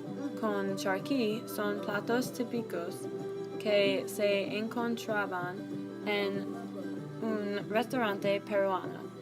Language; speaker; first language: Spanish; non-native, learner; English